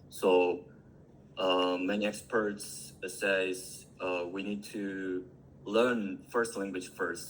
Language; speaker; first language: English; non-native, learner; Korean